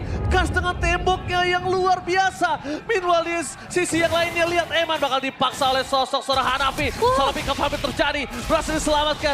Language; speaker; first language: Indonesian; native; Indonesian